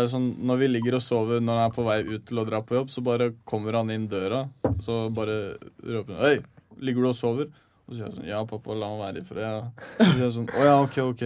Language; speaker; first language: Norwegian; early bilingual, other home language; Chechen